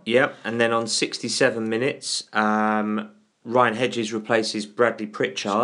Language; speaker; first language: English; native; English